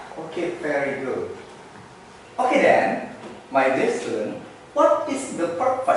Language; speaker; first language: English; non-native, learner; Indonesian